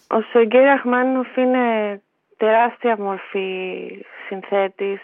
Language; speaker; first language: Greek; native; Greek